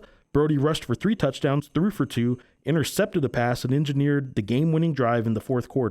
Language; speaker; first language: English; native; English